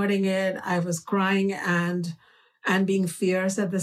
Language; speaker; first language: English; non-native, local second language; Hindi